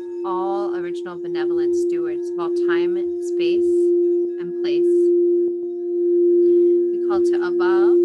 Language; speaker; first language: English; native; English